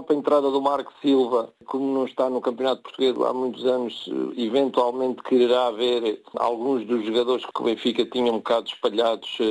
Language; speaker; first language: Portuguese; native; Portuguese